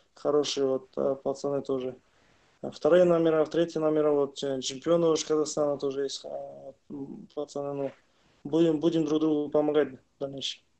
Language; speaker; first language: Russian; non-native, local second language; Kazakh